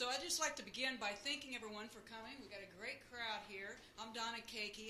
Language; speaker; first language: English; native; English